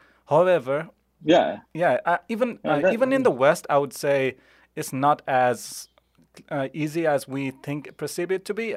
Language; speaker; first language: English; non-native, local second language; Nepali